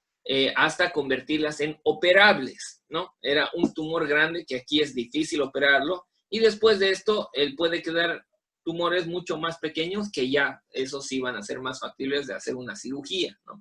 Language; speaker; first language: Spanish; native; Spanish